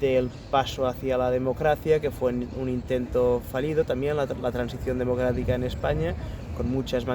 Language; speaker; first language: Spanish; non-native, local second language; Catalan